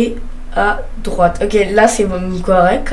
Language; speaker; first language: French; native; French